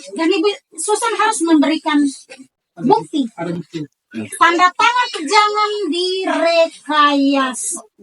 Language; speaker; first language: Indonesian; native; Indonesian